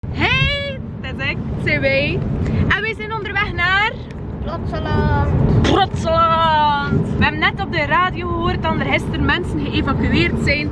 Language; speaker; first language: Dutch; native; Dutch